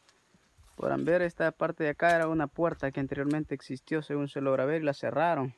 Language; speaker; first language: Spanish; native; Spanish